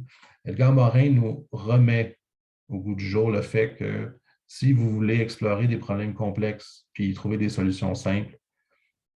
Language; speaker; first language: French; native; French